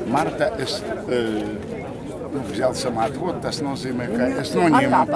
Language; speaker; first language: Latvian; non-native, local second language; Russian